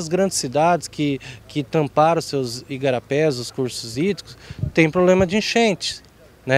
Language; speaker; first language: Portuguese; native; Portuguese